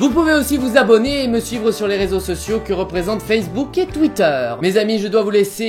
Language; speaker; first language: French; native; French